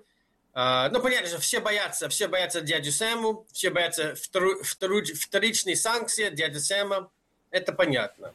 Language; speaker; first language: Russian; non-native, fluent; English